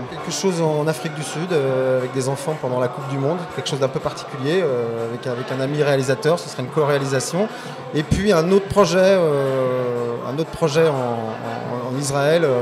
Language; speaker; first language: French; native; French